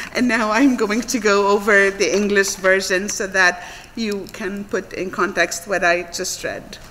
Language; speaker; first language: English; non-native, fluent; Arabic